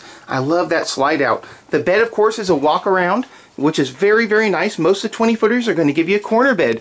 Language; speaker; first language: English; native; English